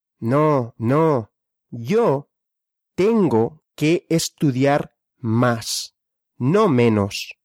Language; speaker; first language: Spanish; non-native, fluent; Russian